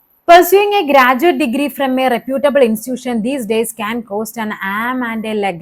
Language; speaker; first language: English; non-native, local second language; Malayalam